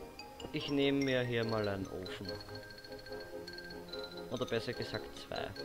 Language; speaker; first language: German; native; German